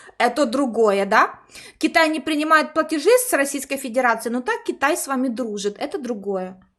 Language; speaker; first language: Russian; native; Russian